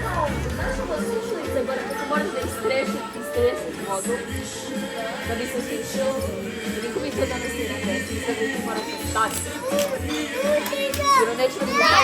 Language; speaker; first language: Bosnian; native; Bosnian